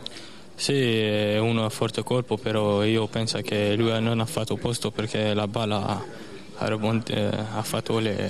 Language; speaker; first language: Italian; non-native, learner; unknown